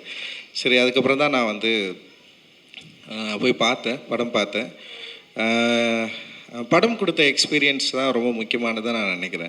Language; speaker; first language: Tamil; native; Tamil